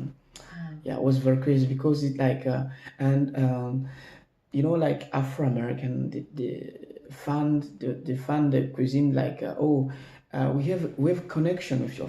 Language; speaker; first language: English; non-native, learner; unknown